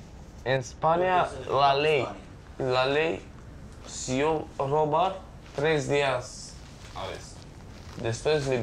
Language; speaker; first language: Spanish; non-native, learner; Romanian